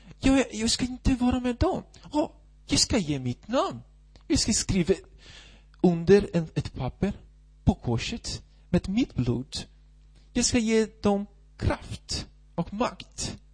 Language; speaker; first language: Swedish; non-native, fluent; Portuguese